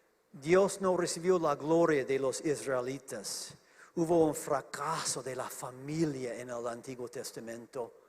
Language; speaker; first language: Spanish; non-native, fluent; English